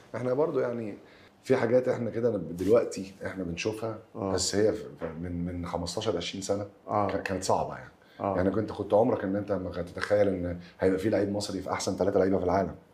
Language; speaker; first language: Arabic; native; Arabic